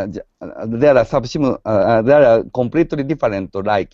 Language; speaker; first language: English; non-native, learner; Japanese